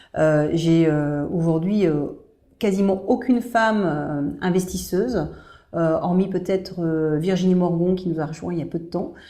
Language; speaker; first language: French; native; French